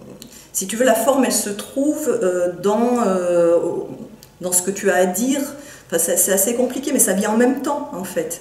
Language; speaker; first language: French; native; French